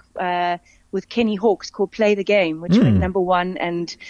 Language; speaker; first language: English; native; English